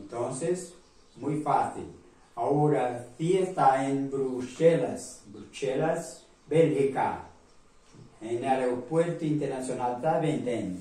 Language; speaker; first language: Spanish; non-native, learner; Portuguese